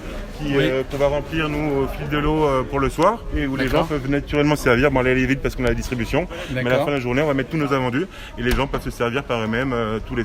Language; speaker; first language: French; native; French